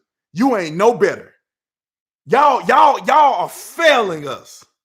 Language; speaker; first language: English; native; English